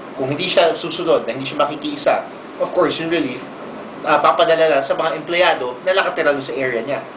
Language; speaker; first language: Filipino; native; Filipino